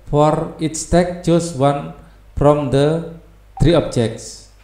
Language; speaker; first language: English; non-native, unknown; Indonesian